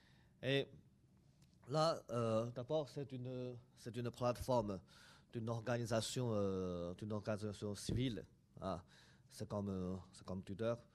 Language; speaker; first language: French; non-native, fluent; Chinese